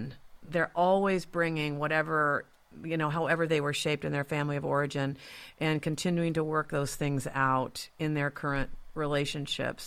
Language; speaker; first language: English; native; English